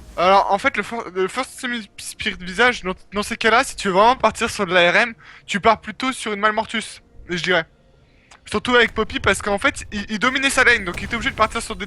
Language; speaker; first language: French; native; French